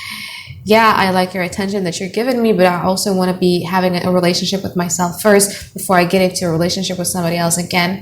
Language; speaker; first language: English; non-native, fluent; Indonesian